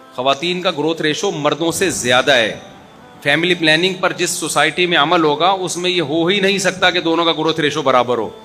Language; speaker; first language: Urdu; native; Urdu